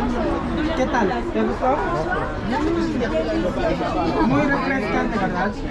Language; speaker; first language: Spanish; non-native, learner; Filipino